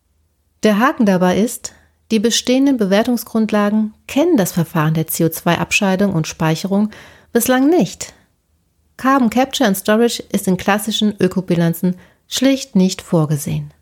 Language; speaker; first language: German; native; German